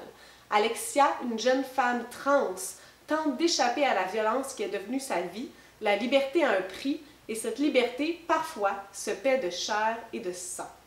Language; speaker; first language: French; native; French